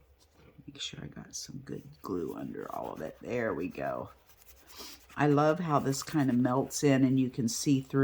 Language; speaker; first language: English; native; English